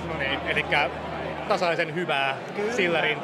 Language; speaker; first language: Finnish; native; Finnish